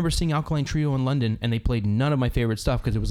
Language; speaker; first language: English; native; English